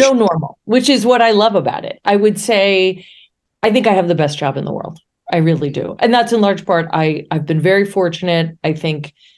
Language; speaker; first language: English; native; English